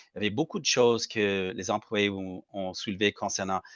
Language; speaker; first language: French; non-native, learner; English